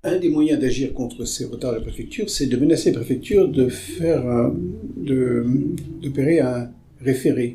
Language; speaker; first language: French; native; French